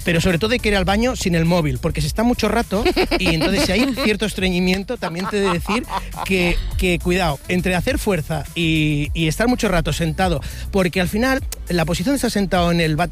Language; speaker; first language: Spanish; native; Spanish